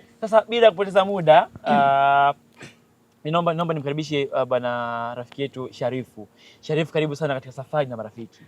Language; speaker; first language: Swahili; native; Swahili